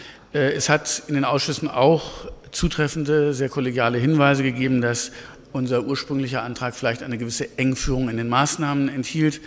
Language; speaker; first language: German; native; German